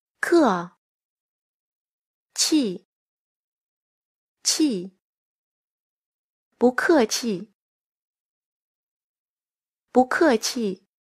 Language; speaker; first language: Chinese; non-native, fluent; Vietnamese